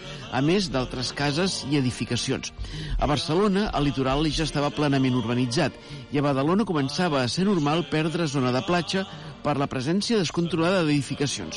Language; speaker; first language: Catalan; native; Catalan